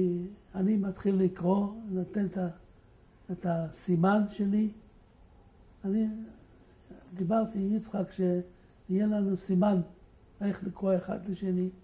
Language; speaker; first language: Hebrew; non-native, fluent; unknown